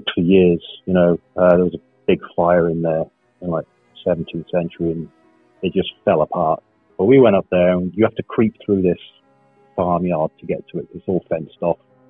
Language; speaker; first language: English; native; English